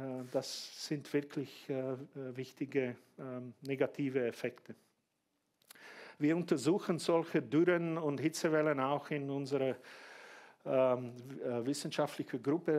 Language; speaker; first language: German; non-native, fluent; Slovak